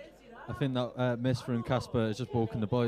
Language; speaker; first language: English; native; English